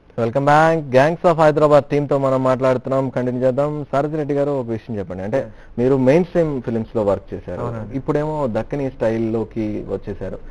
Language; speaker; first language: Telugu; native; Telugu